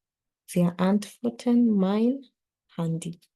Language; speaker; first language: German; non-native, learner; English